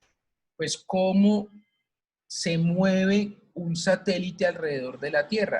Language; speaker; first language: Spanish; native; Spanish